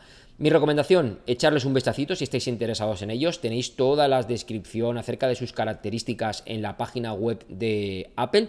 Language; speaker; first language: Spanish; native; Spanish